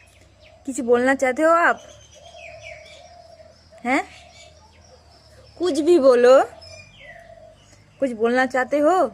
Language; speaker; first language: Hindi; non-native, local second language; Bangla